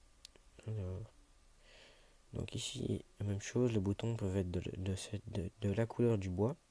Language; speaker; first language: French; native; French